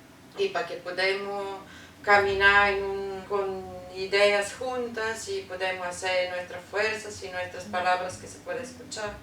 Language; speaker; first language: Spanish; non-native, learner; Bulgarian